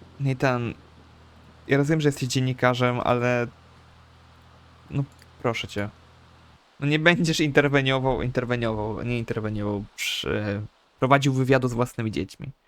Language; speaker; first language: Polish; native; Polish